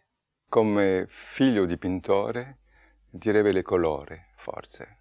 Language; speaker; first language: Italian; non-native, fluent; French